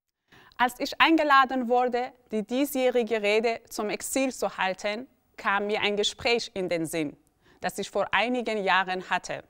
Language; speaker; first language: German; early bilingual, other home language; Persian